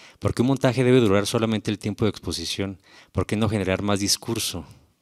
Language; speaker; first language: Spanish; native; Spanish